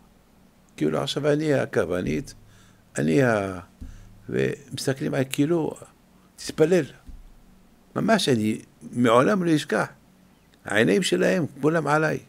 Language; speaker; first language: Hebrew; non-native, fluent; French